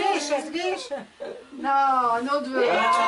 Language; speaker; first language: French; native; French